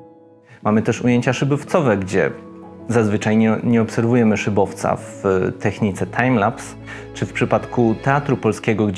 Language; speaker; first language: Polish; native; Polish